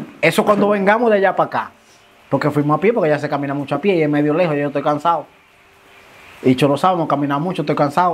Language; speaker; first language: Spanish; native; Spanish